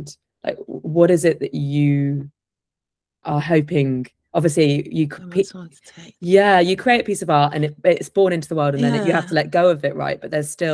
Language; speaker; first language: English; native; English